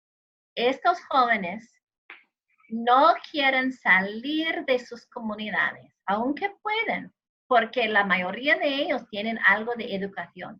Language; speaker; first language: Spanish; non-native, fluent; English